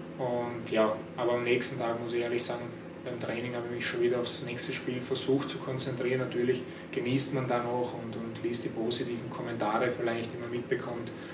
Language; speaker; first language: German; early bilingual, other home language; Croatian